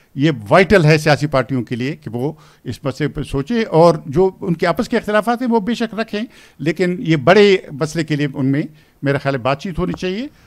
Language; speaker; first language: Urdu; non-native, local second language; Pashto